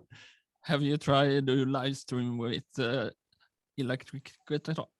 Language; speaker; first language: English; non-native, learner; Swedish